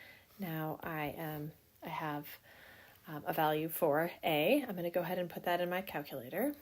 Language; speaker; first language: English; native; English